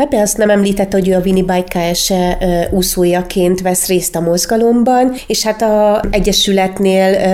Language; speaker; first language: Hungarian; native; Hungarian